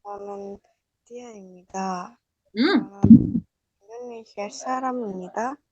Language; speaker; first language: Korean; non-native, learner; Indonesian